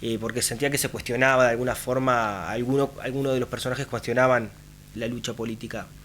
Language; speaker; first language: Spanish; native; Spanish